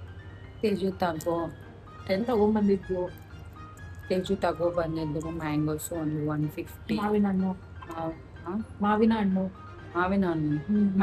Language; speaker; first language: Kannada; non-native, learner; Telugu